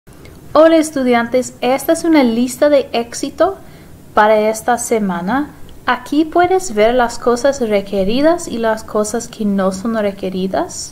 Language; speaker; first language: Spanish; non-native, fluent; English